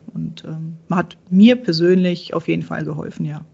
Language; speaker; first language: German; early bilingual, other home language; Czech